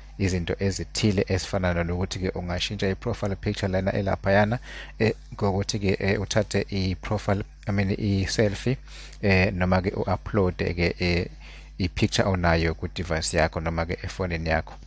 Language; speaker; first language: Zulu; native; Zulu